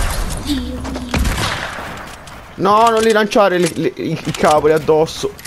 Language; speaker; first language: Italian; native; Italian